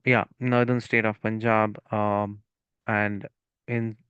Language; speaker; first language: English; non-native, local second language; Punjabi